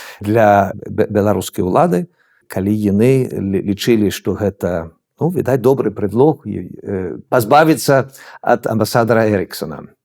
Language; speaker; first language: Belarusian; non-native, fluent; Swedish